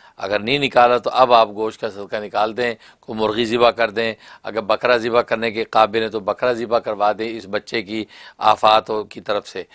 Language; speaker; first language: Urdu; native; Urdu